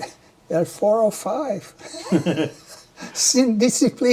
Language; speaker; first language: Spanish; non-native, learner; English